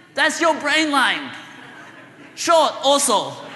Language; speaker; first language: English; native; English